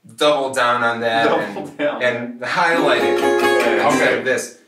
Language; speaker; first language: English; native; English